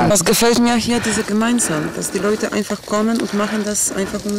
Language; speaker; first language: German; early bilingual, other home language; Polish